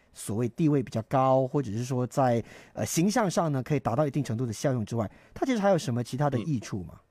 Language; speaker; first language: Chinese; native; Chinese